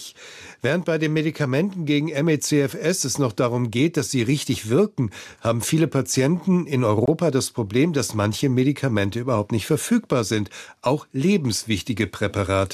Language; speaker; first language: German; native; German